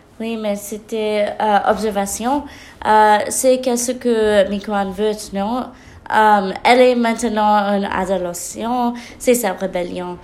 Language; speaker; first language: French; non-native, learner; English